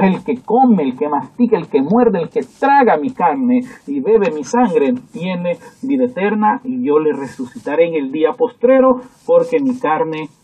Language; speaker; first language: Spanish; native; Spanish